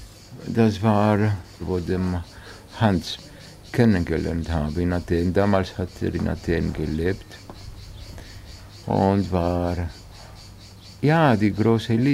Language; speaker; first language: German; non-native, fluent; Greek